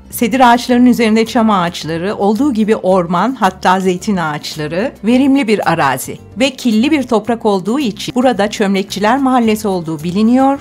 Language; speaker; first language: Turkish; native; Turkish